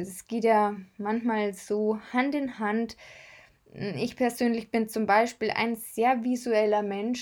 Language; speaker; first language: German; native; German